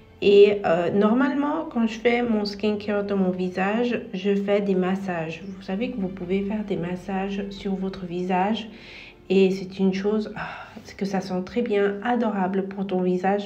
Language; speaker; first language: French; non-native, fluent; Spanish